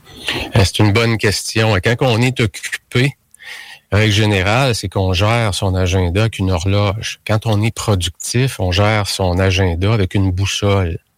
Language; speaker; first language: French; native; French